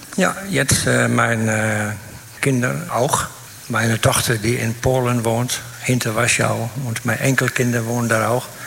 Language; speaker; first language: German; non-native, fluent; Dutch